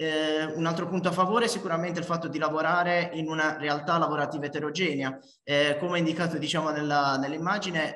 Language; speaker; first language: Italian; native; Italian